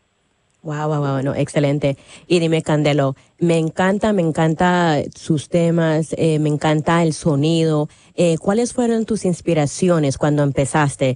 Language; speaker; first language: Spanish; early bilingual, heritage; Spanish